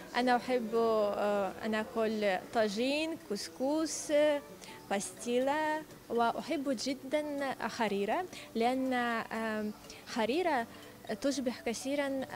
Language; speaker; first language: Arabic; non-native, fluent; Ukrainian